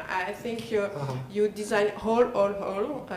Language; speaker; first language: English; non-native, learner; French